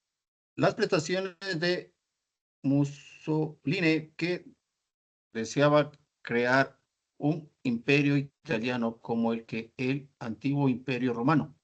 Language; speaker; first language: Spanish; native; Spanish